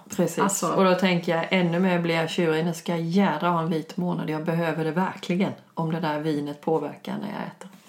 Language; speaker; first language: Swedish; native; Swedish